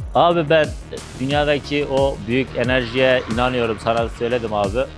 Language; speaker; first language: Turkish; native; Turkish